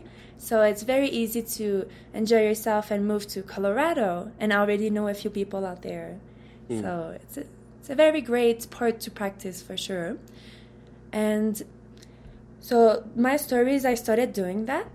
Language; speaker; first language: English; non-native, fluent; French